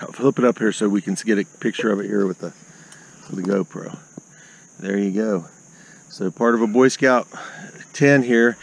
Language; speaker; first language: English; native; English